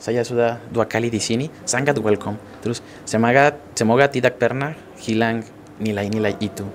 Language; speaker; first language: Indonesian; non-native, fluent; Spanish